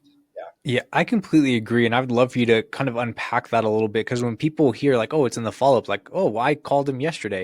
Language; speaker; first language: English; native; English